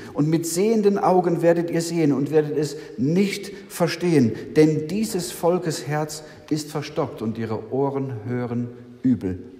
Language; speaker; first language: German; native; German